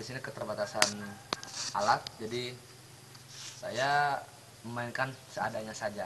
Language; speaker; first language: Indonesian; non-native, local second language; Sundanese